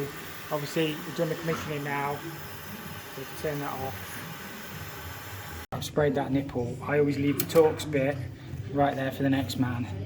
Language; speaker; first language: English; native; English